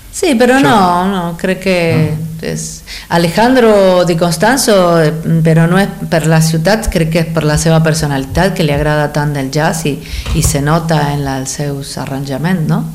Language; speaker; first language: Catalan; non-native, fluent; Spanish